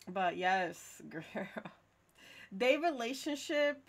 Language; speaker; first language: English; native; English